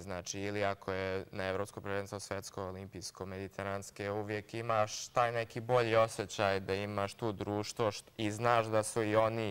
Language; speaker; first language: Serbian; early bilingual, heritage; Serbian